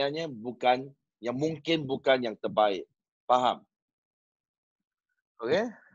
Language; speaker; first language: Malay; non-native, local second language; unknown